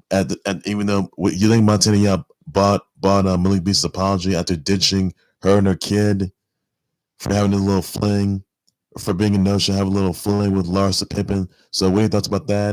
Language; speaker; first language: English; native; English